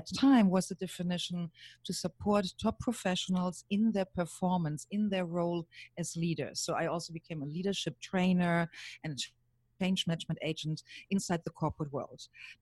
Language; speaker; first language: English; non-native, fluent; German